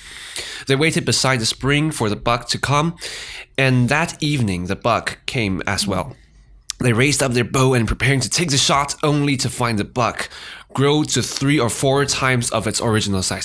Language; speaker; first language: English; non-native, fluent; Chinese